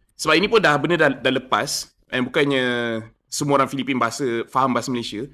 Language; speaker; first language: Malay; non-native, local second language; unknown